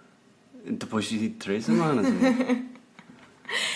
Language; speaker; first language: Portuguese; non-native, fluent; English